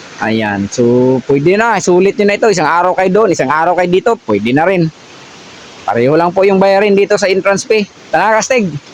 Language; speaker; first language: Filipino; non-native, local second language; Cebuano